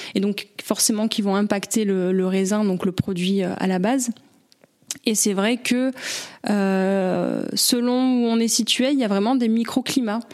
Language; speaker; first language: French; native; French